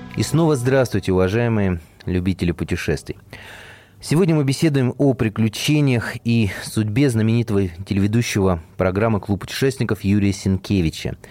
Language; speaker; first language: Russian; native; Russian